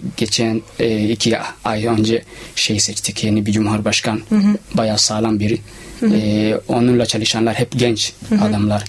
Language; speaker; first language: Turkish; non-native, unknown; Somali